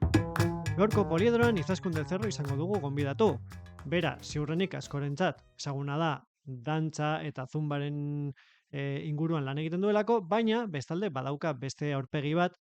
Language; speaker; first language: Basque; native; Basque